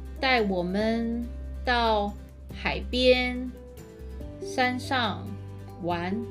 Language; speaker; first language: Chinese; early bilingual, heritage; Chinese